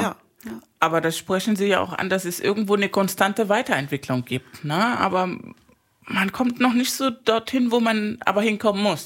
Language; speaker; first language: German; non-native, fluent; Spanish